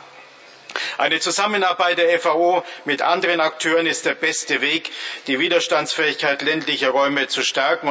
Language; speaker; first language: German; native; German